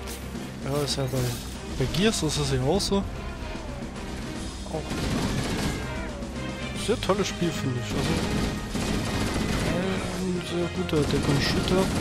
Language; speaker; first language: German; native; German